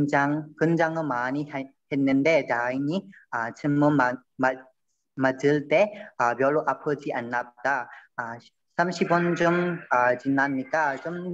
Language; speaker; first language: Korean; non-native, learner; Burmese